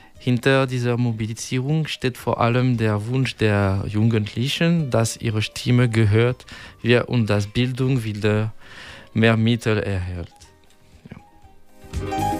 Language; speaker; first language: German; non-native, learner; French